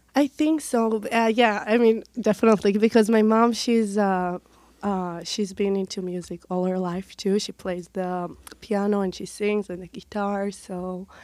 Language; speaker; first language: English; non-native, fluent; Hebrew